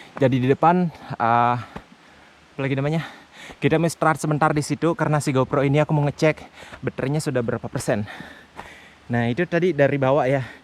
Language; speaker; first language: Indonesian; non-native, local second language; Buginese